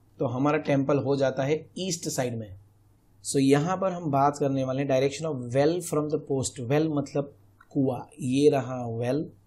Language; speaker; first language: Hindi; non-native, local second language; Gujarati